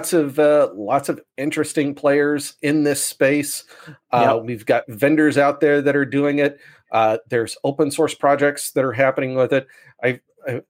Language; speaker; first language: English; native; English